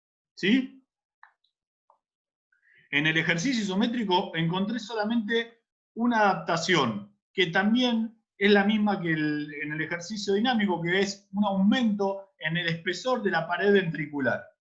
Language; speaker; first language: Spanish; native; Spanish